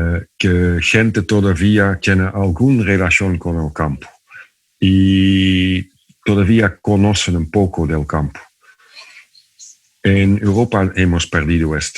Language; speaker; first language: Spanish; non-native, fluent; Dutch